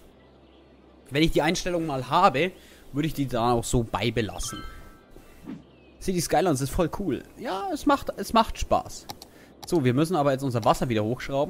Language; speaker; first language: German; native; German